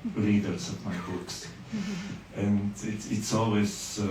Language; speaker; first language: English; non-native, fluent; Bulgarian